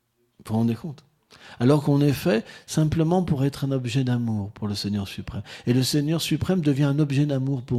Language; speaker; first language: French; native; French